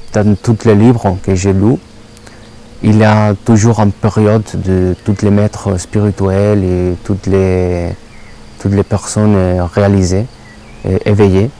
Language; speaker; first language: French; non-native, learner; Spanish